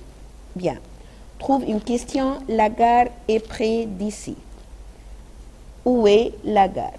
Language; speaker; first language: French; non-native, fluent; Arabic